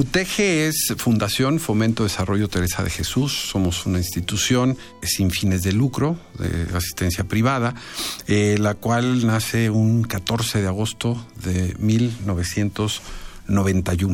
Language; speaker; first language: Spanish; native; Spanish